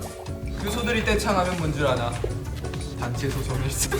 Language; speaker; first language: Korean; native; Korean